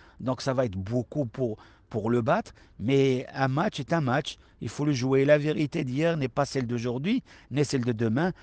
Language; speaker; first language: French; non-native, local second language; Arabic